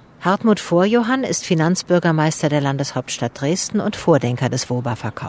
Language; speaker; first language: German; native; German